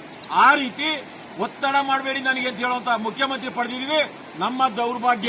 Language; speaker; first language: Kannada; native; Kannada